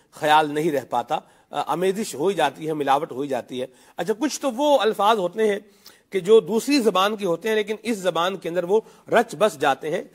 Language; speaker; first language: Urdu; non-native, local second language; Punjabi